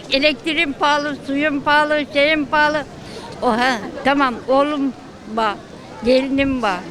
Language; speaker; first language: Turkish; native; Turkish